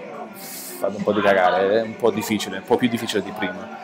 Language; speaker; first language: Italian; non-native, learner; English